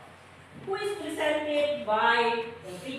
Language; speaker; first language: English; non-native, learner; Indonesian